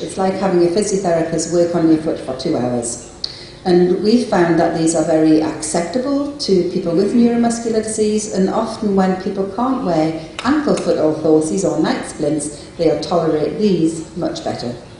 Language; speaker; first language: English; native; English